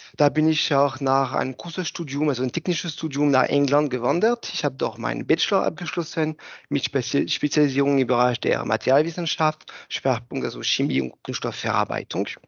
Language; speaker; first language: German; non-native, fluent; French